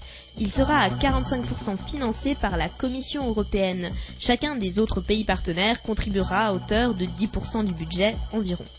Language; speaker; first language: French; native; French